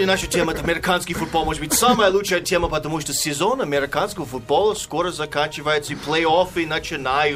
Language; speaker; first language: Russian; non-native, fluent; English